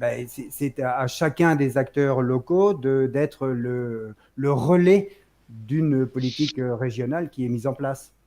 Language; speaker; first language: French; native; French